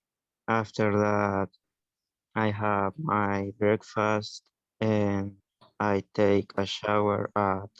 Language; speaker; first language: English; non-native, learner; Spanish